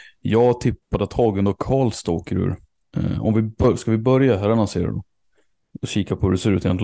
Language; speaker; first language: Swedish; native; Swedish